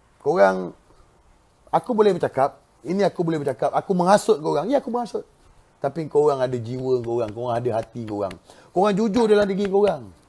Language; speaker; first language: Malay; native; Malay